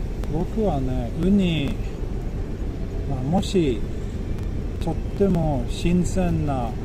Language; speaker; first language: Japanese; non-native, fluent; Swedish